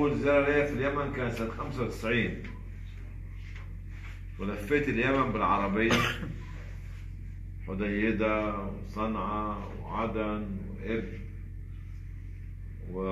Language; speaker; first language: Arabic; native; Arabic